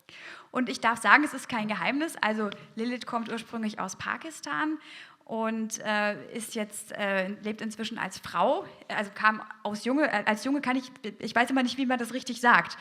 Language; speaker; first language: German; native; German